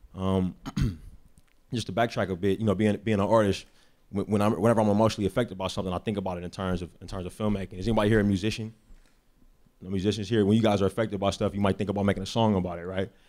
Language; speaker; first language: English; native; English